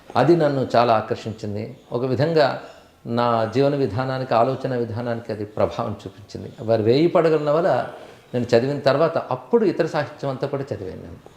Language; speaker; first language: Telugu; native; Telugu